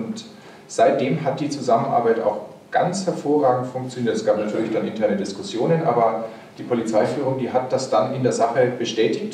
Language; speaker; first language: German; native; German